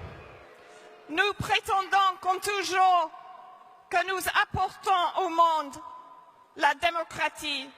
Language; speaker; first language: French; non-native, fluent; English